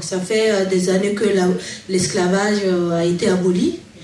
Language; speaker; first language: French; non-native, local second language; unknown